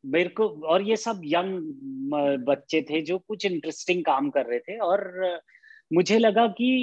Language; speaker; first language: Hindi; native; Hindi